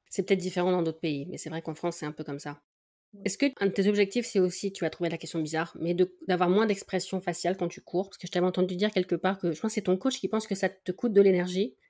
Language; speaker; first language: French; native; French